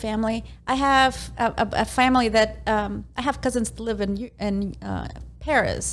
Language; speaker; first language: English; non-native, fluent; Spanish